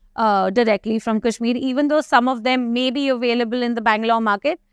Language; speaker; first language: English; non-native, local second language; Kashmiri